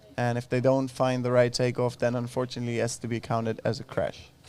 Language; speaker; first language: English; non-native, fluent; Dutch